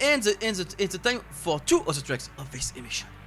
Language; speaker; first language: English; non-native, learner; French